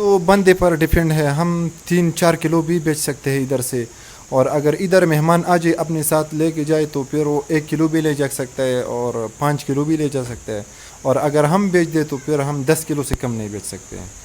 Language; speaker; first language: Hindi; non-native, local second language; Pashto